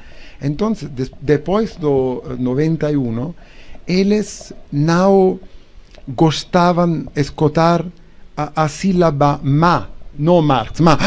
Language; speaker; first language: Portuguese; non-native, learner; Italian